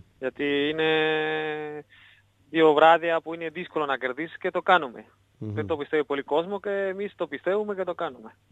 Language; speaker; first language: Greek; non-native, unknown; Spanish